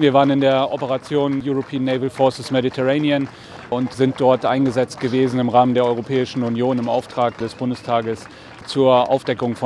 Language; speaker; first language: German; native; German